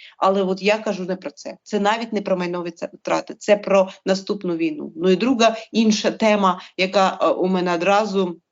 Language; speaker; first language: Ukrainian; native; Ukrainian